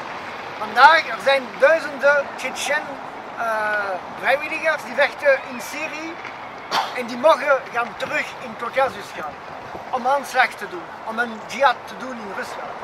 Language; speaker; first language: Dutch; non-native, learner; Arabic